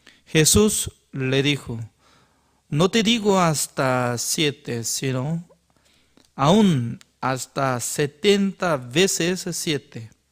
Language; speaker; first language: Spanish; non-native, learner; Korean